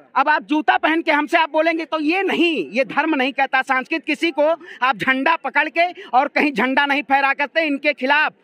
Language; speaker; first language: Hindi; native; Hindi